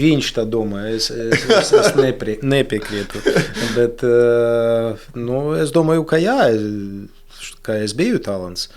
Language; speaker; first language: Latvian; non-native, local second language; Russian